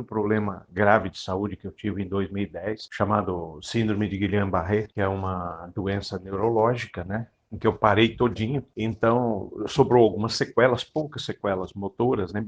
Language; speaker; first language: Portuguese; native; Portuguese